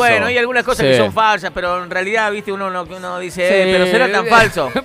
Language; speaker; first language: Spanish; native; Spanish